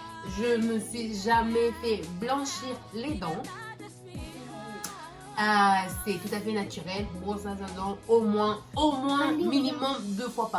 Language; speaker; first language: French; native; French